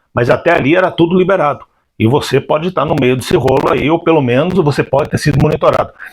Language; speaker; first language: Portuguese; native; Portuguese